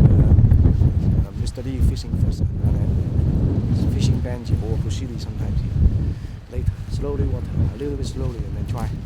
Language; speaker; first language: English; non-native, local second language; Cantonese